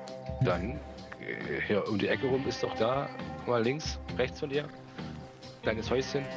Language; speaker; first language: German; native; German